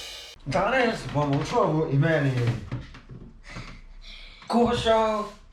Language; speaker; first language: Slovenian; early bilingual, other home language; Polish